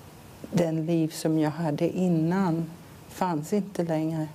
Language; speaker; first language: Swedish; non-native, fluent; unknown